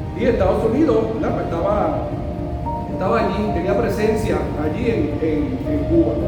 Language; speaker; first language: Spanish; early bilingual, heritage; Spanish